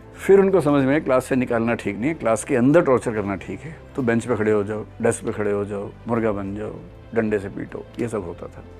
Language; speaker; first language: Hindi; native; Hindi